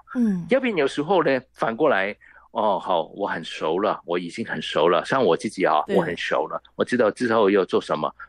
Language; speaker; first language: Chinese; non-native, local second language; Cantonese